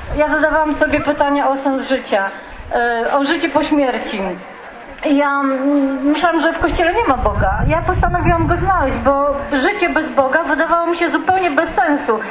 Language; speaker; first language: Polish; native; Polish